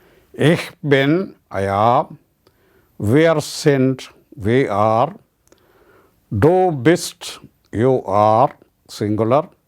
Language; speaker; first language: German; non-native, learner; Malayalam